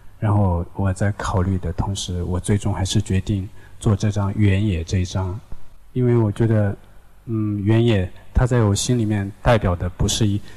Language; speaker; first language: Chinese; non-native, local second language; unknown